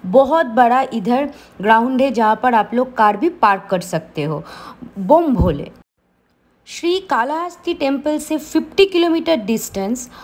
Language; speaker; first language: Hindi; non-native, local second language; Bangla